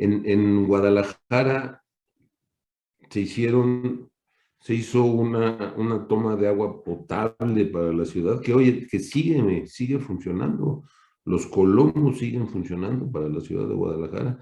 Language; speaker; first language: Spanish; native; Spanish